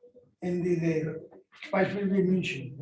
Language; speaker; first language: German; non-native, learner; Urdu